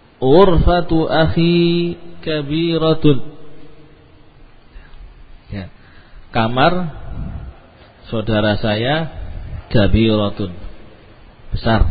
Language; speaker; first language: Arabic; non-native, fluent; Indonesian